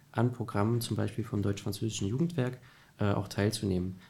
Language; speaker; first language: German; native; German